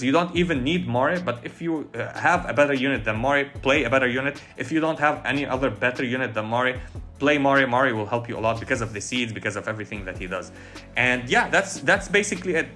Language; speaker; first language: English; non-native, fluent; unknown